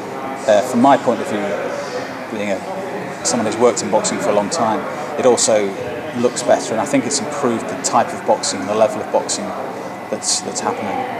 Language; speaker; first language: English; native; English